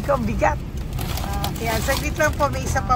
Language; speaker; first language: Filipino; native; Filipino